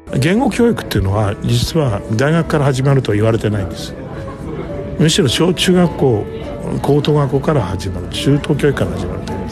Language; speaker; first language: Japanese; native; Japanese